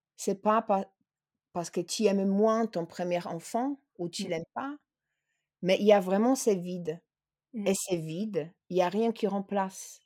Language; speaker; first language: French; non-native, fluent; Polish